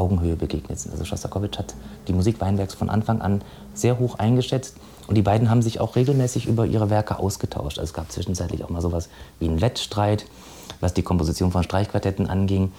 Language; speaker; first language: German; native; German